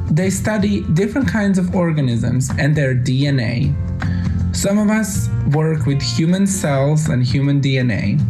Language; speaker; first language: English; non-native, fluent; Bosnian